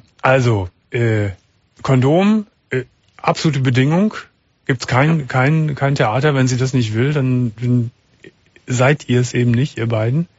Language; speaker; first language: German; native; German